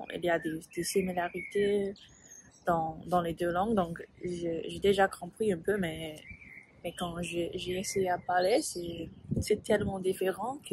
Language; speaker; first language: French; non-native, learner; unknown